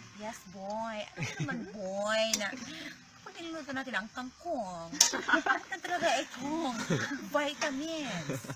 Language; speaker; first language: Filipino; non-native, local second language; Cebuano